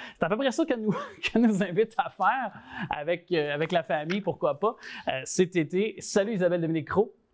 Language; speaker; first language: French; native; French